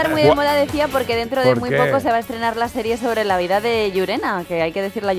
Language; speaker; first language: Spanish; native; Spanish